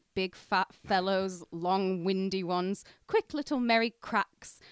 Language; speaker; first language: English; native; English